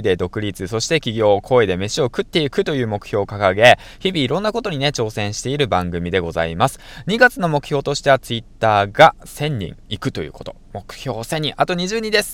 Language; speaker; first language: Japanese; native; Japanese